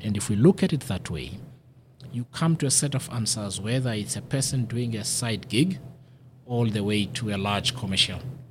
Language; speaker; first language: English; non-native, local second language; Xhosa